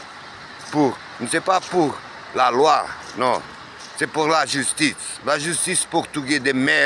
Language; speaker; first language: French; non-native, learner; Portuguese